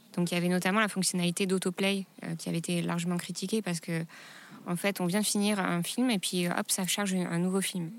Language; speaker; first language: French; native; French